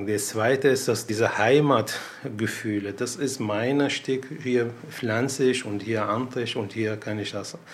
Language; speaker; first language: German; non-native, fluent; Arabic